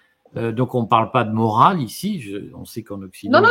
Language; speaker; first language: French; native; French